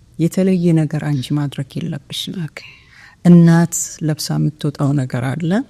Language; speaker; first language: Amharic; non-native, local second language; Oromo